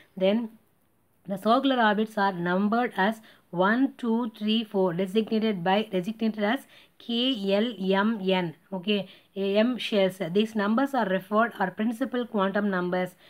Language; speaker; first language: English; non-native, local second language; Tamil